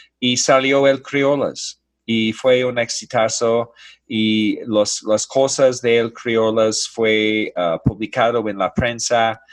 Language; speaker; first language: Spanish; non-native, fluent; English